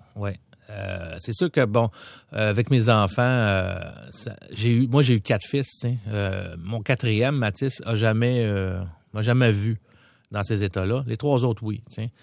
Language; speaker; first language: French; native; French